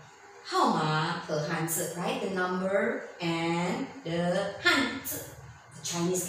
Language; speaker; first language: English; non-native, learner; Chinese